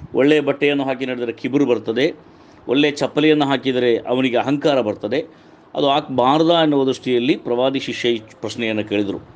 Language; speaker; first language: Kannada; non-native, local second language; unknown